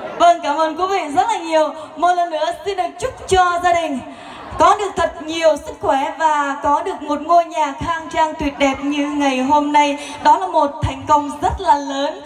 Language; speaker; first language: Vietnamese; non-native, local second language; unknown